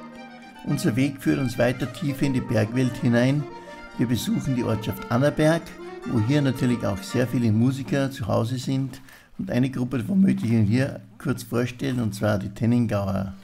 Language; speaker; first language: German; native; German